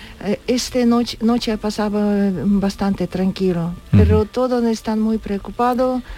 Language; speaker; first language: Spanish; non-native, learner; Ukrainian